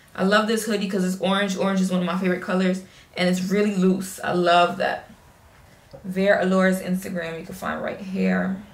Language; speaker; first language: English; native; English